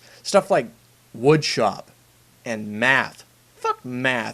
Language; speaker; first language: English; native; English